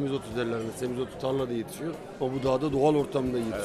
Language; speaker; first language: Turkish; native; Turkish